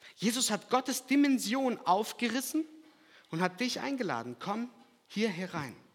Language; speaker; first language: German; early bilingual, other home language; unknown